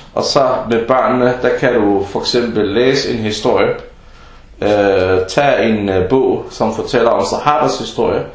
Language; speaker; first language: Danish; early bilingual, other home language; Arabic